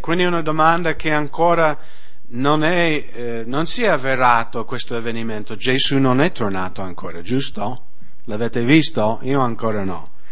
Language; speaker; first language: Italian; non-native, fluent; English